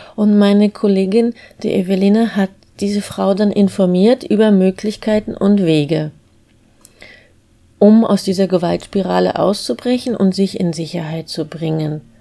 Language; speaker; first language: German; native; German